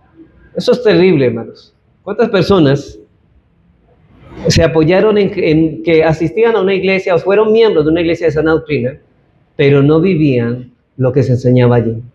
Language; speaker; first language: Spanish; native; Spanish